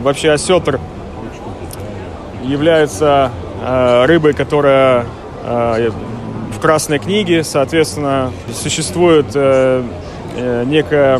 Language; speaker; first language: Russian; native; Russian